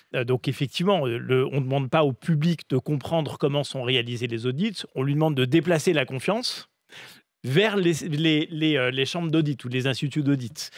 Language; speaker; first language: French; native; French